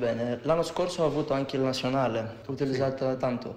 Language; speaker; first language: Italian; non-native, learner; Greek